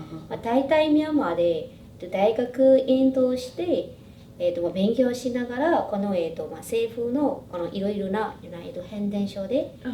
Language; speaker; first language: Japanese; non-native, fluent; Burmese